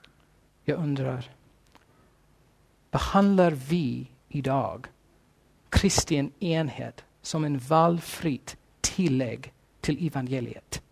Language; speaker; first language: Swedish; non-native, fluent; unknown